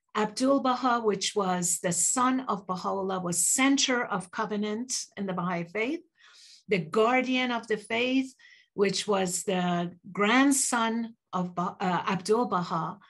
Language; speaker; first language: English; early bilingual, other home language; Persian